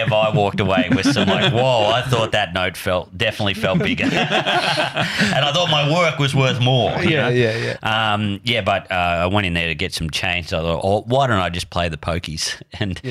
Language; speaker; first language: English; native; English